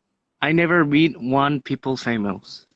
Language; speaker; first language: English; non-native, learner; Spanish